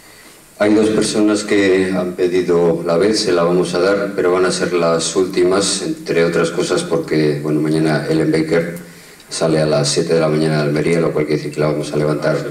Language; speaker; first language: Spanish; native; Spanish